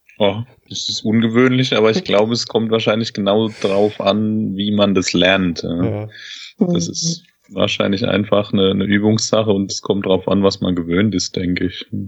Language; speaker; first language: German; native; German